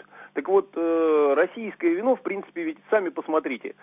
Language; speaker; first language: Russian; native; Russian